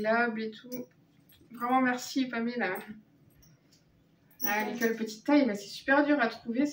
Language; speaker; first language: French; native; French